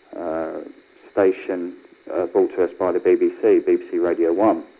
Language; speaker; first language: English; native; English